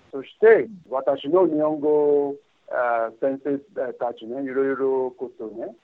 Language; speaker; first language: Japanese; non-native, fluent; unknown